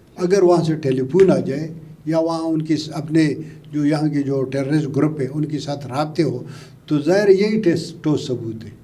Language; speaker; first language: Urdu; non-native, local second language; Pashto